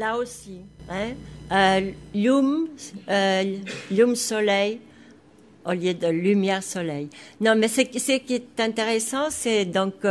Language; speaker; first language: French; non-native, fluent; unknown